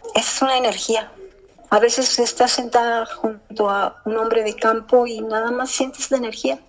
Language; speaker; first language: Spanish; early bilingual, heritage; Spanish